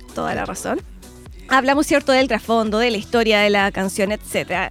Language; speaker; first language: Spanish; native; Spanish